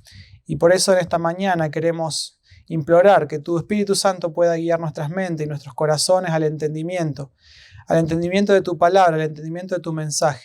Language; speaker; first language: Spanish; native; Spanish